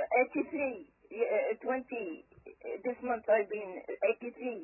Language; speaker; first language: English; early bilingual, other home language; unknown